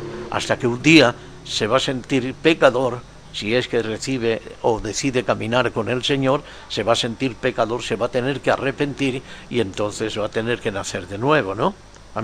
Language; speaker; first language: Spanish; native; Spanish